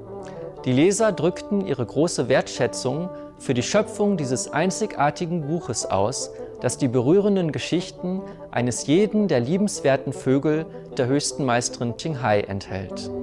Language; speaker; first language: German; native; German